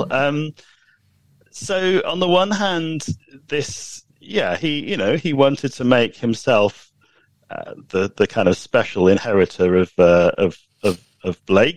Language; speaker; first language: English; native; English